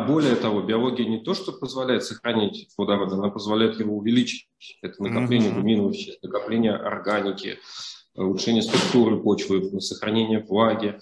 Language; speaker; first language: Russian; native; Russian